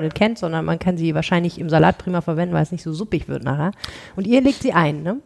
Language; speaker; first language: German; native; German